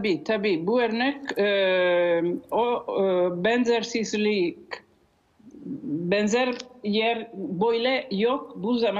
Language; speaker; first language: Turkish; non-native, learner; Italian